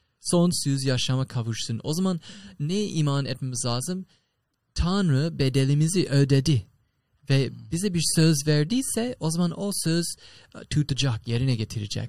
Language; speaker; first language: Turkish; non-native, learner; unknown